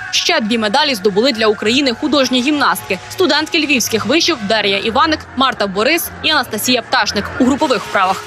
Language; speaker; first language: Ukrainian; native; Ukrainian